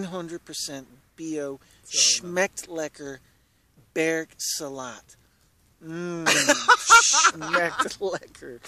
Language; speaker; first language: German; non-native, learner; English